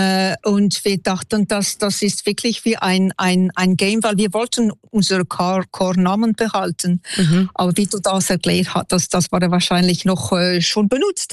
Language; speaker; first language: German; non-native, local second language; French